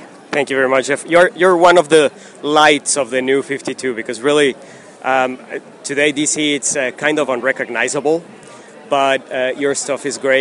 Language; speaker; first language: English; non-native, fluent; Spanish